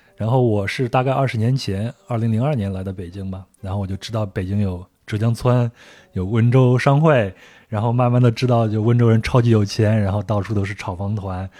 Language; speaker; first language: Chinese; native; Chinese